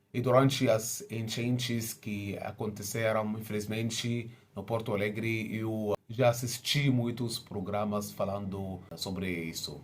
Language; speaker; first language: Portuguese; non-native, fluent; Arabic